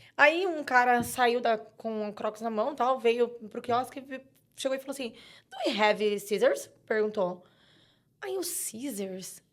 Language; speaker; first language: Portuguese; native; Portuguese